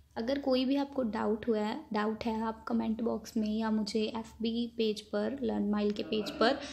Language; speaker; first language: Hindi; non-native, local second language; Punjabi